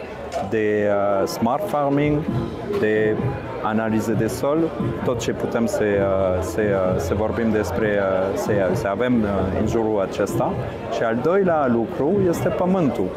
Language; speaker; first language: Romanian; non-native, fluent; French